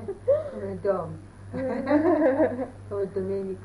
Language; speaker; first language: Italian; early bilingual, heritage; Italian